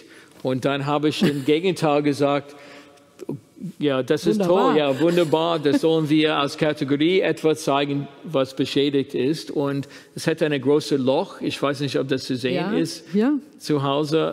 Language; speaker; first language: German; non-native, fluent; English